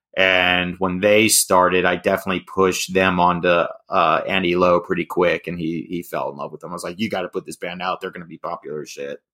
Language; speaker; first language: English; native; English